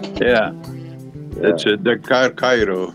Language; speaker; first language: English; non-native, fluent; Dutch